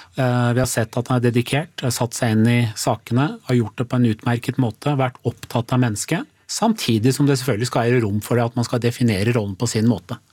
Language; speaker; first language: Norwegian; early bilingual, other home language; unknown